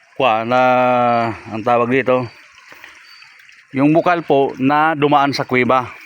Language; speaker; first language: Filipino; non-native, local second language; Bikol